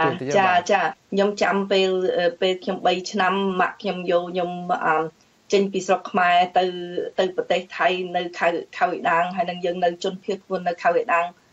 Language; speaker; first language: Khmer; early bilingual, heritage; Khmer